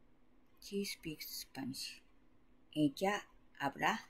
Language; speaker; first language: Spanish; non-native, learner; Japanese